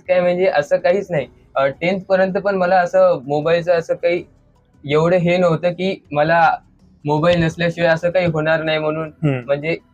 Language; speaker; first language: Marathi; native; Marathi